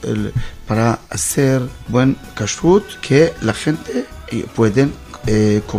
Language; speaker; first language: Spanish; non-native, learner; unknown